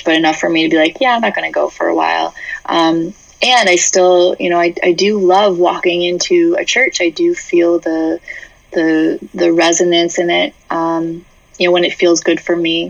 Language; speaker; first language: English; native; English